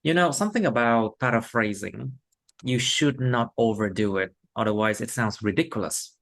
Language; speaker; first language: English; non-native, fluent; Vietnamese